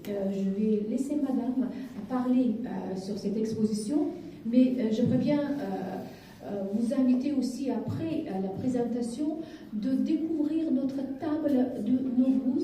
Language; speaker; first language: French; non-native, fluent; Azerbaijani